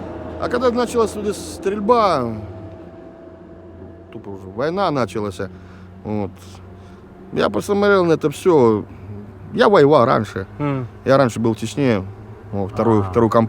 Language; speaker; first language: Russian; native; Russian